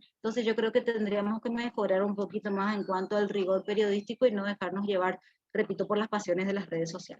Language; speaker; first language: Spanish; native; Spanish